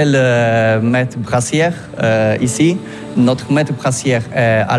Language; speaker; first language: French; non-native, learner; Polish